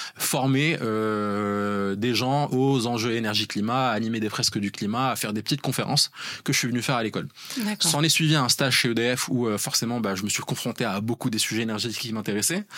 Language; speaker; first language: French; non-native, local second language; Arabic